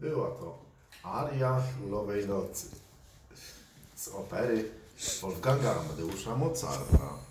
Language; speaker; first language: Polish; native; Polish